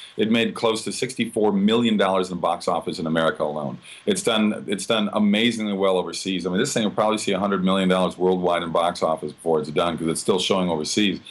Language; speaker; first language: English; native; English